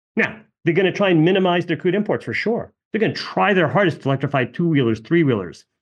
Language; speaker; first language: English; native; English